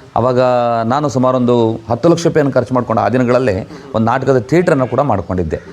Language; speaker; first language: Kannada; non-native, local second language; Konkani